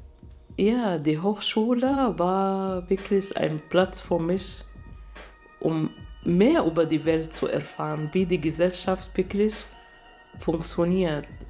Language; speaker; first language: German; non-native, fluent; Arabic